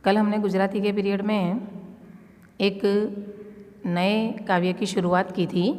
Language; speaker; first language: Urdu; non-native, local second language; Gujarati